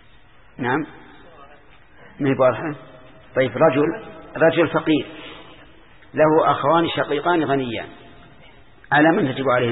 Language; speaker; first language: Arabic; native; Arabic